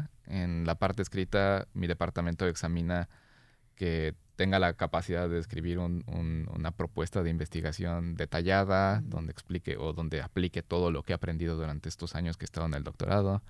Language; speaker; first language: Spanish; native; Spanish